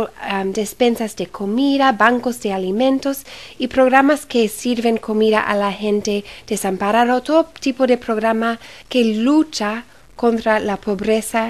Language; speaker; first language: Spanish; early bilingual, heritage; Spanish